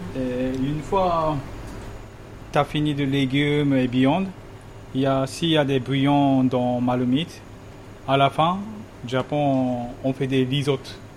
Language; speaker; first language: French; non-native, learner; Japanese